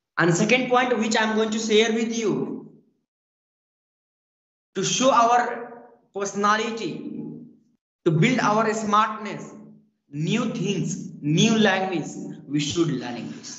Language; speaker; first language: English; non-native, learner; Hindi